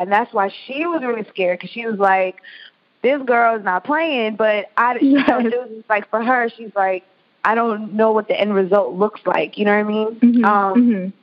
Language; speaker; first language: English; native; English